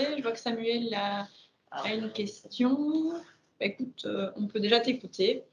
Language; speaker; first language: French; native; French